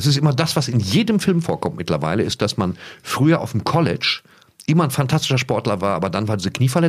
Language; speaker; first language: German; native; German